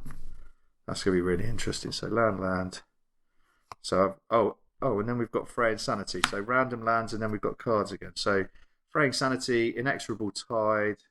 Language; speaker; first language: English; native; English